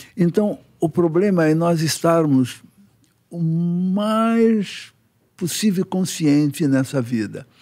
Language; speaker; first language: Portuguese; native; Portuguese